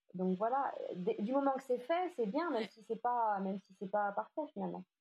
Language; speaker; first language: French; native; French